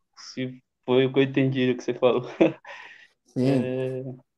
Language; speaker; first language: Portuguese; native; Portuguese